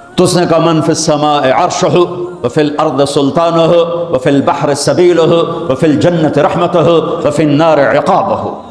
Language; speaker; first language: Urdu; non-native, local second language; Punjabi